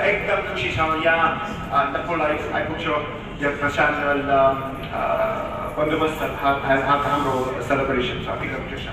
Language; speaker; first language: Nepali; non-native, learner; English